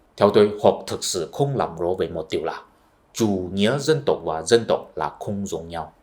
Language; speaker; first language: Vietnamese; non-native, fluent; Chinese